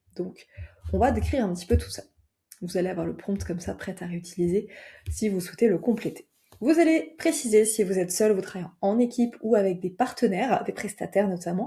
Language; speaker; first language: French; native; French